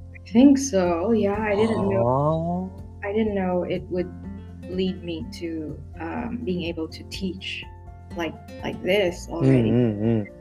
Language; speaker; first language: English; non-native, local second language; Filipino